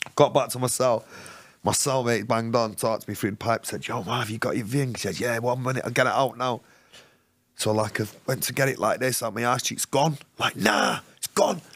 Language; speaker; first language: English; native; English